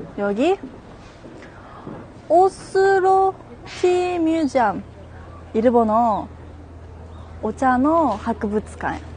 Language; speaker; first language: Korean; non-native, learner; Japanese